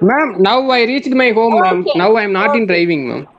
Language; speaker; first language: English; non-native, learner; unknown